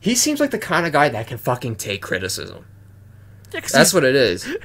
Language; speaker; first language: English; native; English